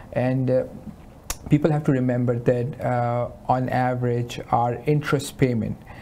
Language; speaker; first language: English; non-native, local second language; Hindi